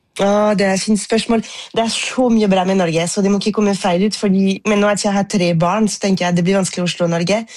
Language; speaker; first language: Norwegian; non-native, fluent; French